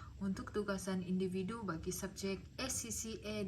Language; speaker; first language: Malay; native; Malay